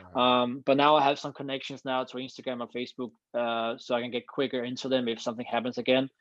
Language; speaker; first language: English; non-native, fluent; Danish